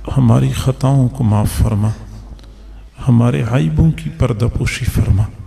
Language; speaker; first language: Urdu; non-native, local second language; Punjabi